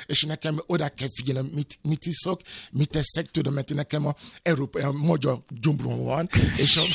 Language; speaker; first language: Hungarian; non-native, fluent; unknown